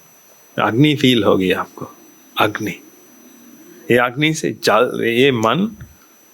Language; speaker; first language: Hindi; non-native, fluent; Sinhala